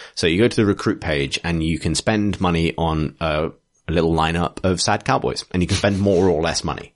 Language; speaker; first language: English; native; English